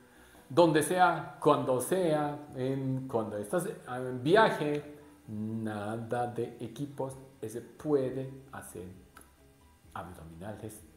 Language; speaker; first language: Spanish; non-native, learner; Japanese